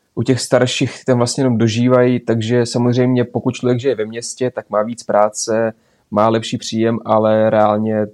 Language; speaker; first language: Czech; early bilingual, other home language; Belarusian